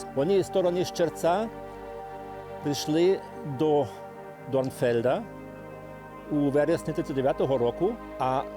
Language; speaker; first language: Ukrainian; non-native, fluent; German